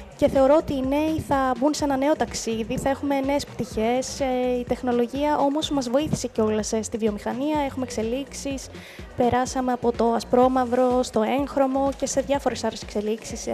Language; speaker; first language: Greek; native; Greek